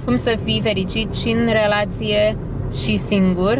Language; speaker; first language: Romanian; early bilingual, heritage; Romanian